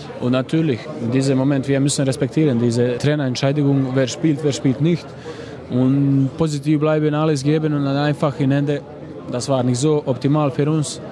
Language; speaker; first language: German; non-native, learner; Croatian